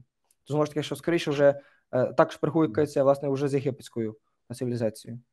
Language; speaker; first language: Ukrainian; native; Ukrainian